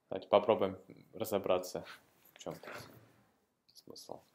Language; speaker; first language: Russian; native; Russian